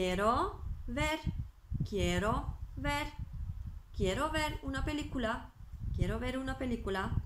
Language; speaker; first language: Spanish; non-native, fluent; Turkish